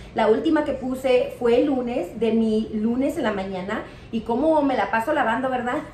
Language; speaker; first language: Spanish; early bilingual, heritage; Spanish